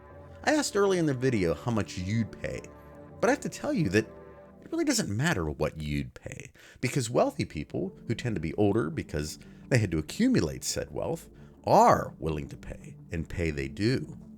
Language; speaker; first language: English; native; English